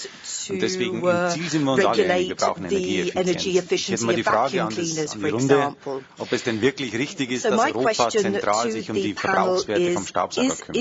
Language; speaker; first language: German; native; German